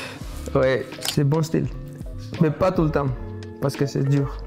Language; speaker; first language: French; non-native, learner; Georgian